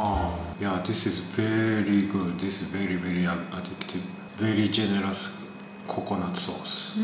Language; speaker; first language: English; non-native, fluent; Japanese